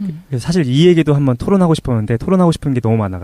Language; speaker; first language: Korean; native; Korean